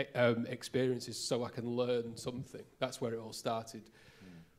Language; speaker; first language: English; native; English